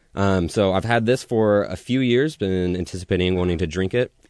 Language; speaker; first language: English; native; English